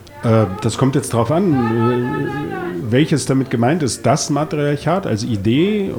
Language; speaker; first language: German; native; German